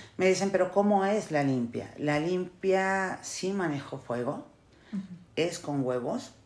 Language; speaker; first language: Spanish; native; Spanish